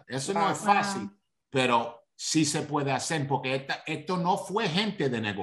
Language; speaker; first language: Spanish; early bilingual, heritage; Spanish